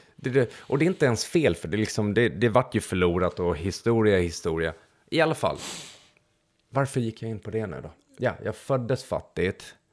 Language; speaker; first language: Swedish; early bilingual, other home language; Hungarian